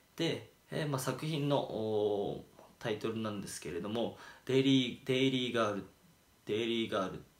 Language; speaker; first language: Japanese; native; Japanese